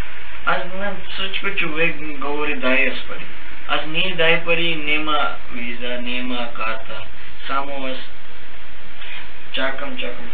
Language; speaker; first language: Bulgarian; non-native, learner; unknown